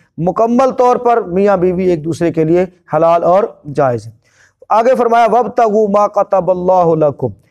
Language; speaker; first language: Urdu; non-native, local second language; Punjabi